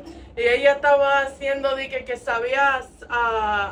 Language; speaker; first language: Spanish; non-native, fluent; English